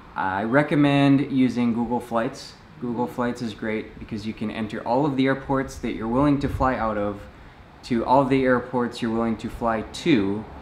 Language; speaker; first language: English; native; English